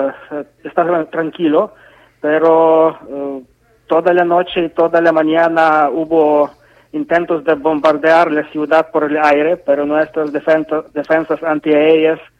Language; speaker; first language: Spanish; non-native, fluent; Ukrainian